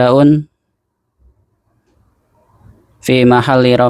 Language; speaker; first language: Arabic; non-native, learner; Indonesian